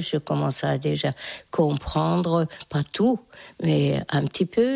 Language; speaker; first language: French; non-native, fluent; Hungarian